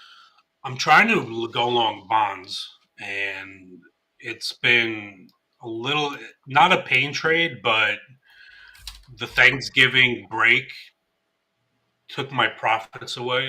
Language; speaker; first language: English; native; English